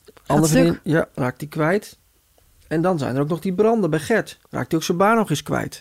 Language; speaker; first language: Dutch; native; Dutch